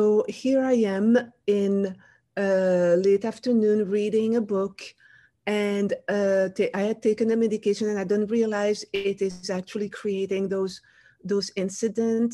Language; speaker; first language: English; non-native, fluent; French